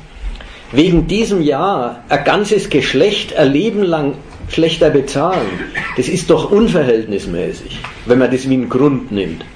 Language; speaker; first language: German; native; German